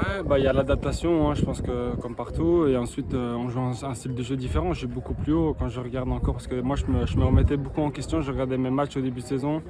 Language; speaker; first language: French; native; French